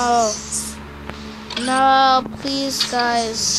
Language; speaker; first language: English; native; English